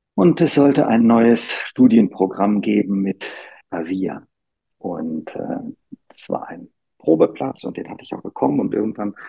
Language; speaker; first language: German; native; German